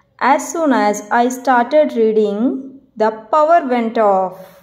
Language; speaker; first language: English; non-native, local second language; Telugu